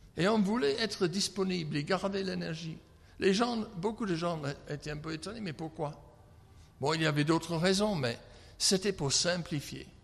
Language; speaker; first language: French; non-native, fluent; English